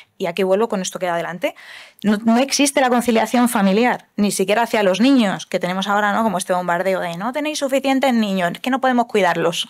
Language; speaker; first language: Spanish; native; Spanish